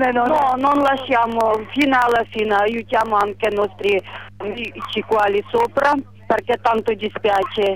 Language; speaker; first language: Italian; non-native, learner; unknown